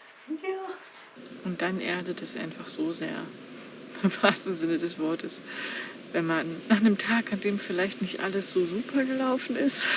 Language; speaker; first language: German; native; German